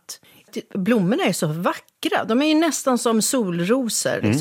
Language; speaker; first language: Swedish; native; Swedish